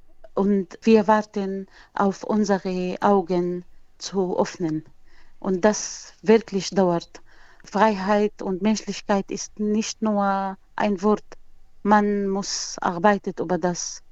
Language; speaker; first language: German; non-native, learner; Arabic